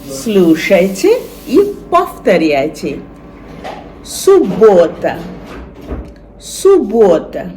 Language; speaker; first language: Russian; non-native, fluent; Bangla